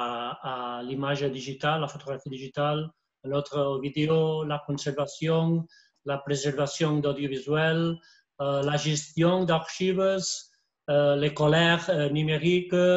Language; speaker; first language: French; non-native, fluent; Spanish